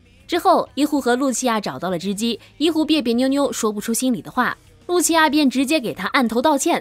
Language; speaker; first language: Chinese; native; Chinese